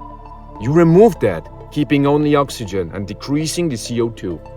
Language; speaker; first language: English; non-native, fluent; Polish